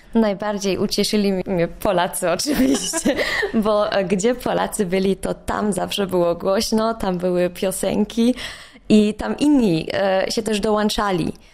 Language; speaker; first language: Polish; early bilingual, heritage; Polish